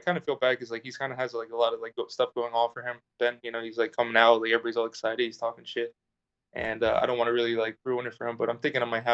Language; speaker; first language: English; native; English